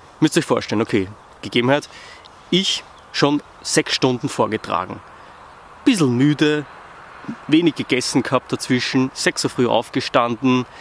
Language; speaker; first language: German; native; German